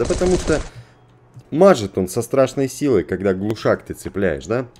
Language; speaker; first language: Russian; native; Russian